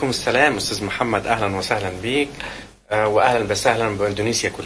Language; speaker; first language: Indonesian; non-native, learner; Arabic